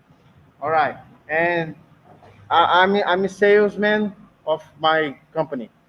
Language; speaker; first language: English; non-native, learner; Portuguese